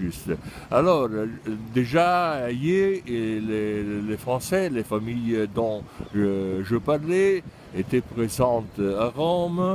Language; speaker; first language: French; non-native, fluent; Italian